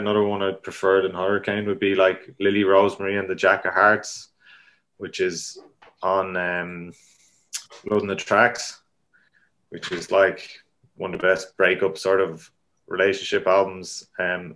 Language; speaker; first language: English; native; English